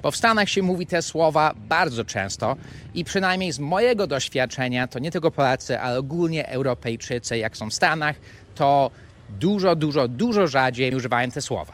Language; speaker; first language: Polish; non-native, fluent; English